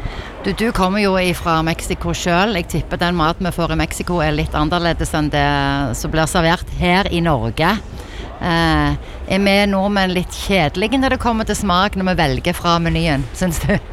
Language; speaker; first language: Norwegian; native; Norwegian